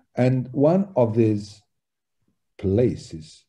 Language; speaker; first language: English; non-native, fluent; Italian